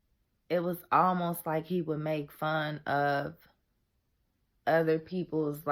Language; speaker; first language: English; native; English